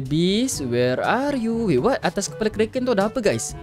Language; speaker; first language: English; non-native, local second language; Malay